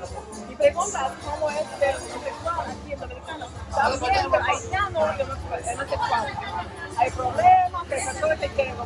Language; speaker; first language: Spanish; non-native, learner; English